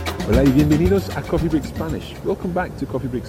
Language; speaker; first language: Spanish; non-native, fluent; English